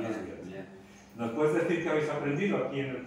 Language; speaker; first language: Spanish; native; Spanish